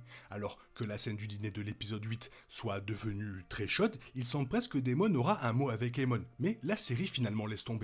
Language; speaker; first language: French; native; French